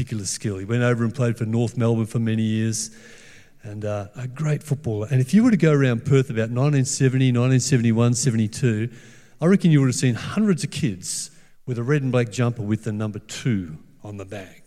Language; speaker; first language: English; native; English